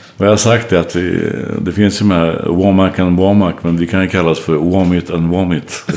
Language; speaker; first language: Swedish; native; Swedish